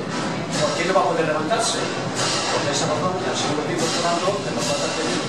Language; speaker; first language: Spanish; native; Spanish